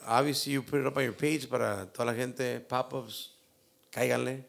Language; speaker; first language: English; early bilingual, other home language; Spanish